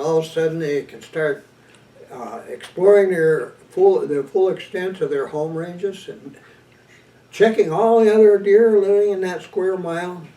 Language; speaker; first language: English; native; English